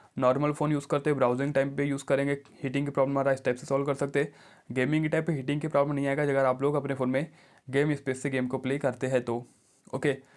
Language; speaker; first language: Hindi; native; Hindi